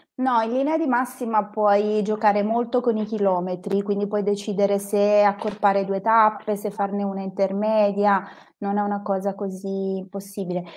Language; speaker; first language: Italian; native; Italian